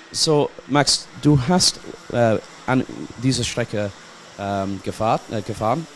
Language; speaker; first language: German; non-native, learner; English